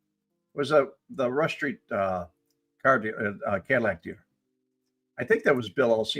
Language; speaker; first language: English; native; English